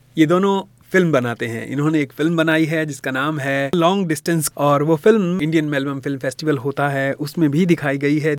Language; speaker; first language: Hindi; native; Hindi